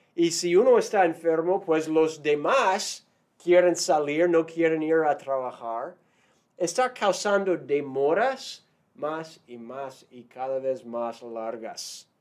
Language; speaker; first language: Spanish; non-native, fluent; English